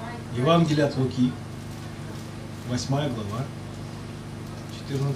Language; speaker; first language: Russian; native; Russian